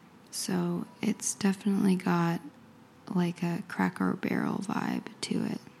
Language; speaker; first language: English; native; English